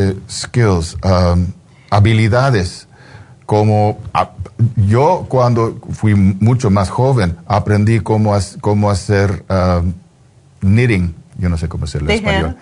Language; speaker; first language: Spanish; non-native, fluent; English